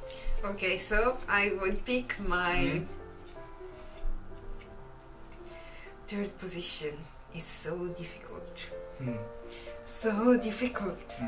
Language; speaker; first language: English; non-native, fluent; Italian